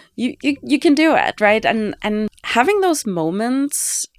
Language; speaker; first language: English; non-native, fluent; German